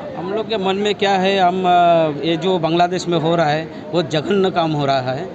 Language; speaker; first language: Hindi; non-native, local second language; Bangla